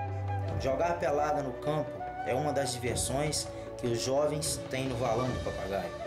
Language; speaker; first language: Portuguese; native; Portuguese